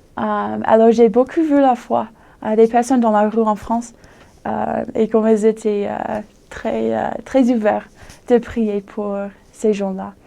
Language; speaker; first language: French; non-native, fluent; English